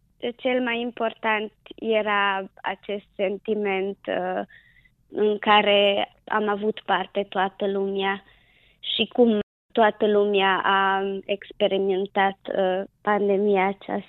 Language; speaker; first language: Romanian; non-native, local second language; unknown